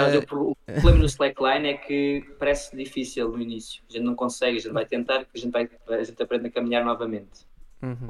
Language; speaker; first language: Portuguese; early bilingual, heritage; Portuguese